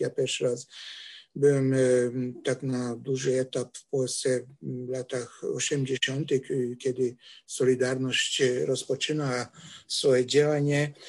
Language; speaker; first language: Polish; non-native, fluent; Hungarian